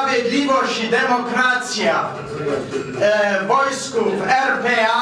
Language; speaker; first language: Polish; early bilingual, heritage; English